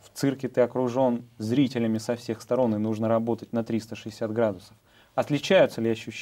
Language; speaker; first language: Russian; native; Russian